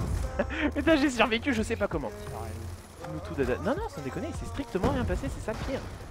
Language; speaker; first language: French; native; French